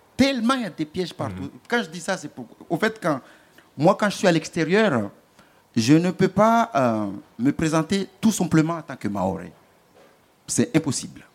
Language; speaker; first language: French; non-native, local second language; Comorian